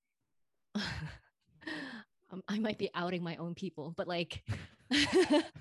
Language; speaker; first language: English; non-native, fluent; Indonesian